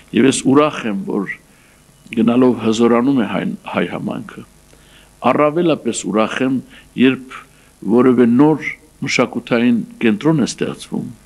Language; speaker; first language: Armenian; native; Armenian